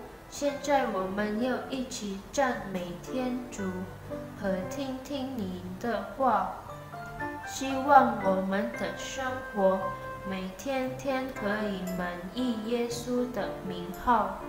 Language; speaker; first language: Chinese; non-native, learner; Indonesian